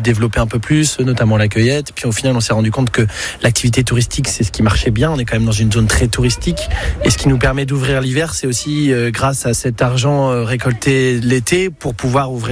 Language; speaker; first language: French; native; French